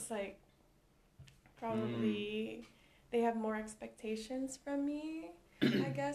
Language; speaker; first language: English; non-native, local second language; Cebuano